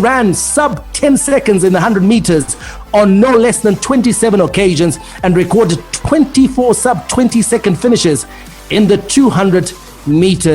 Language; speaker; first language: English; native; English